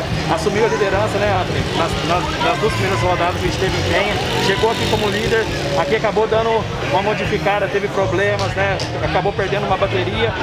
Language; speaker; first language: Portuguese; native; Portuguese